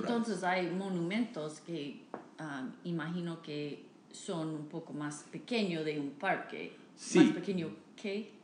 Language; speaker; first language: Spanish; non-native, fluent; English